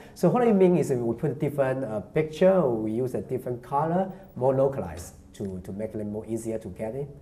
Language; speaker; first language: English; non-native, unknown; Chinese